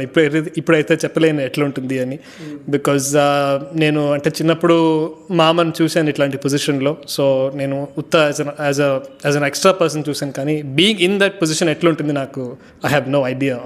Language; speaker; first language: Telugu; early bilingual, heritage; Telugu